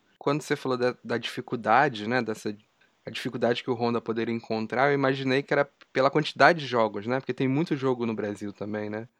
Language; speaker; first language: Portuguese; native; Portuguese